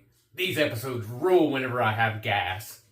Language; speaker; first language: English; native; English